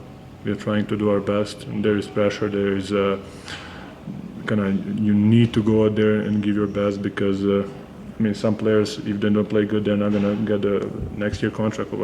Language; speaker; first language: English; non-native, fluent; Serbian